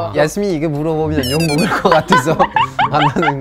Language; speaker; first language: Korean; non-native, fluent; French